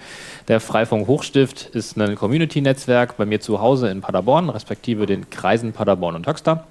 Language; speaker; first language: German; native; German